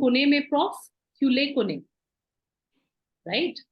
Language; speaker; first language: French; non-native, fluent; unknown